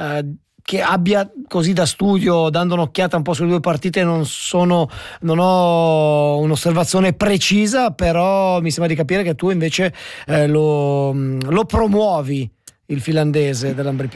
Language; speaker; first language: Italian; native; Italian